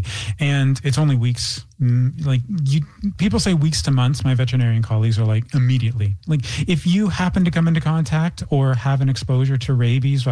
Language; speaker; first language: English; native; English